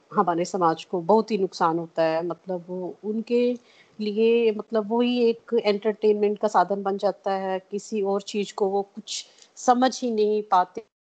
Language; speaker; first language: Hindi; non-native, local second language; Punjabi